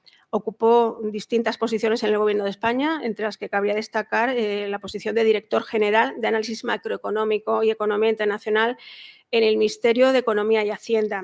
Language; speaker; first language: Spanish; native; Spanish